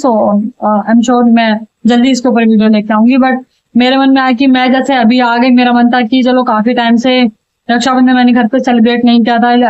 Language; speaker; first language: Hindi; native; Hindi